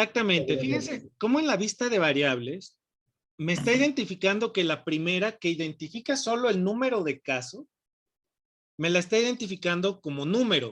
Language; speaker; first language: Spanish; native; Spanish